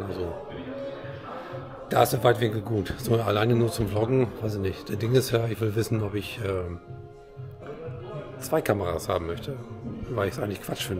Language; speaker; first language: German; native; German